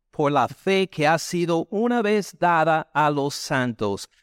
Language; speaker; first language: Spanish; non-native, fluent; English